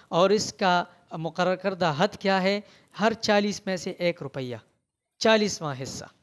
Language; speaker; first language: Urdu; non-native, local second language; Pashto